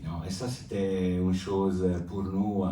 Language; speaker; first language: French; non-native, local second language; Italian